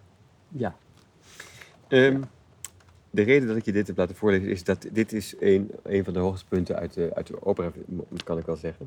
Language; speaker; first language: Dutch; native; Dutch